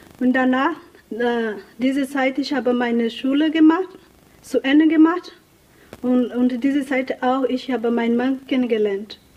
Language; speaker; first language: German; non-native, learner; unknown